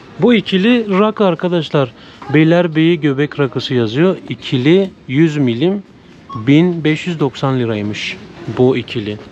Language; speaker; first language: Turkish; native; Turkish